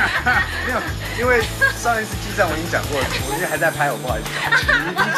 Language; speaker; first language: Chinese; native; Chinese